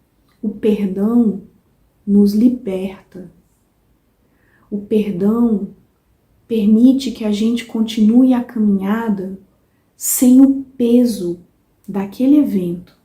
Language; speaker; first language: Portuguese; native; Portuguese